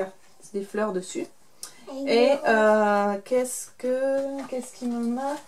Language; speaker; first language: French; native; French